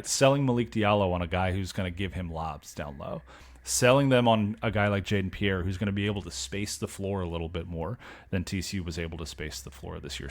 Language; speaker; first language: English; native; English